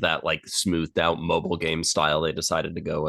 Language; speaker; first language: English; native; English